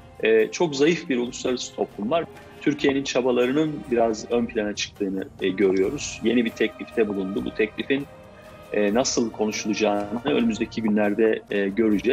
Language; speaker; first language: Turkish; native; Turkish